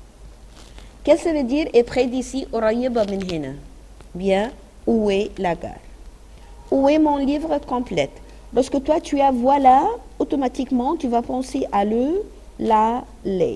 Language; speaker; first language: French; non-native, fluent; Arabic